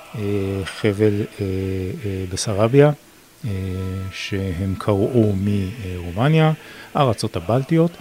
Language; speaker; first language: Hebrew; non-native, fluent; Polish